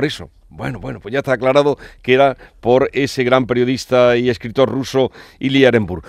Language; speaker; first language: Spanish; native; Spanish